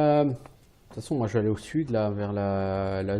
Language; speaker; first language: French; native; French